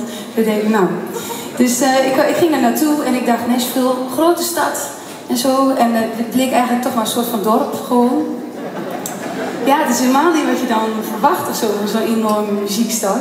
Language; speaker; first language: Dutch; native; Dutch